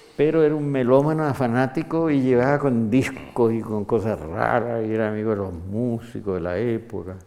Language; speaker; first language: Spanish; native; Spanish